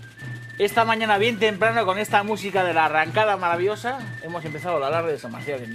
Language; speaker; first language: Spanish; native; Spanish